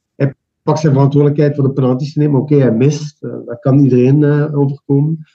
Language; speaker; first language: Dutch; native; Dutch